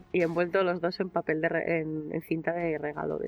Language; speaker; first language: Spanish; native; Spanish